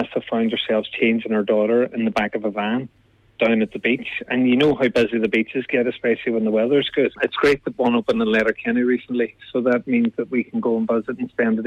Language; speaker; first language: English; native; English